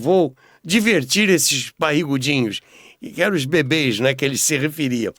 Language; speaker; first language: Portuguese; native; Portuguese